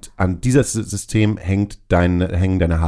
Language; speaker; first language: German; native; German